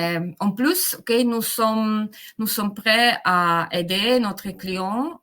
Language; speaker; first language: French; non-native, fluent; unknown